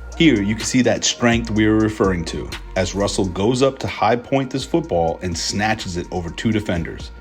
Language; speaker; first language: English; native; English